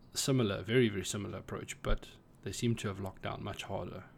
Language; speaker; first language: English; native; English